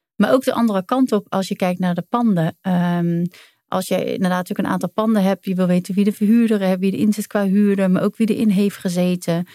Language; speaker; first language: Dutch; native; Dutch